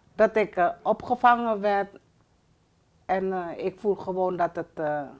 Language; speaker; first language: Dutch; early bilingual, other home language; Indonesian